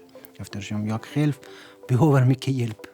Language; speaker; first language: Swedish; non-native, learner; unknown